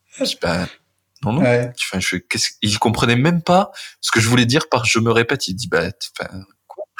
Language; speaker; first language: French; native; French